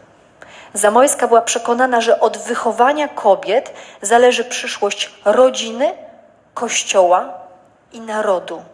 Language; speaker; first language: Polish; native; Polish